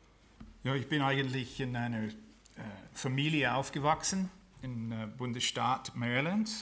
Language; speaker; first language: German; non-native, fluent; English